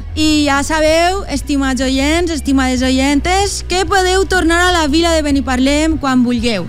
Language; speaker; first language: Catalan; native; Catalan